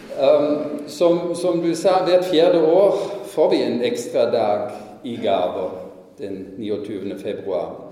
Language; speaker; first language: Norwegian; non-native, fluent; German